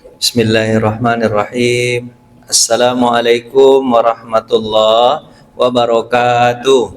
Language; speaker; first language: Indonesian; non-native, local second language; Minangkabau